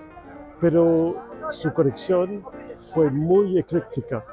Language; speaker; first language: Spanish; non-native, fluent; French